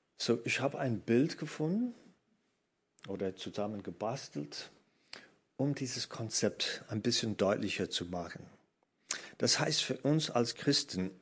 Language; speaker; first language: German; non-native, fluent; English